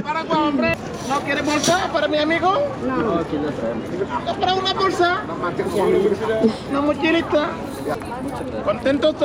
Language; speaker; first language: Spanish; non-native, learner; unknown